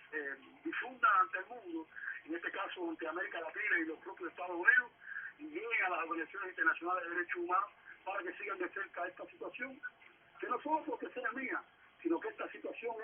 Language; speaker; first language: Spanish; native; Spanish